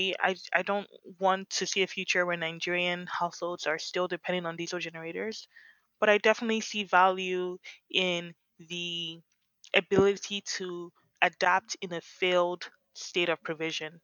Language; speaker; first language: English; non-native, local second language; Yoruba